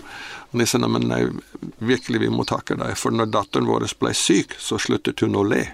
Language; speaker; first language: Norwegian; non-native, fluent; English